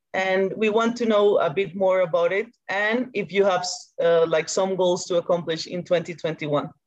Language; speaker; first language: English; non-native, fluent; Spanish